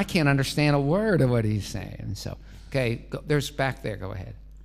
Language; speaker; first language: English; native; English